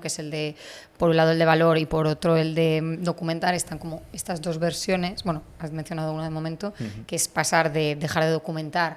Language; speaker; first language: Spanish; native; Spanish